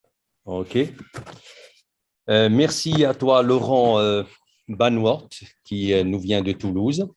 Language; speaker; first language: French; non-native, local second language; Arabic